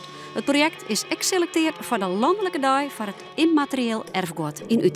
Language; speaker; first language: Dutch; non-native, local second language; Western Frisian